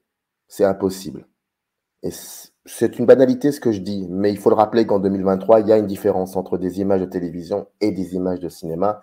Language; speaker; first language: French; native; French